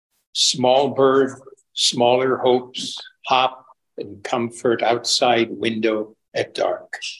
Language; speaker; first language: English; native; English